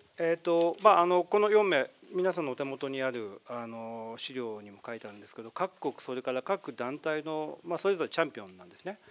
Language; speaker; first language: Japanese; native; Japanese